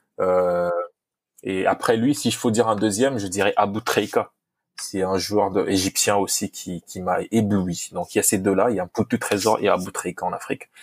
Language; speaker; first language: French; non-native, local second language; Lingala